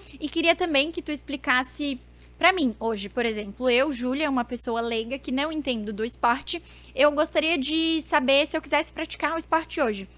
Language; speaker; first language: Portuguese; native; Portuguese